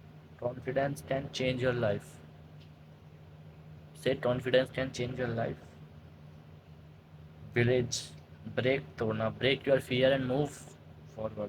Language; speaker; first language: English; non-native, learner; Hindi